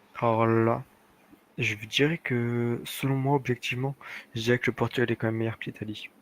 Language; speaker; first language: French; native; French